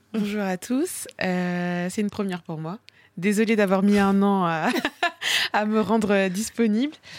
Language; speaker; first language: French; early bilingual, other home language; Swahili